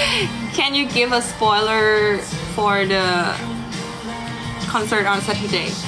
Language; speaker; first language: English; non-native, learner; Thai